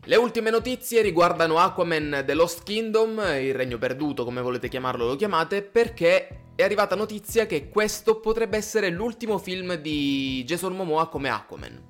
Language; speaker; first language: Italian; native; Italian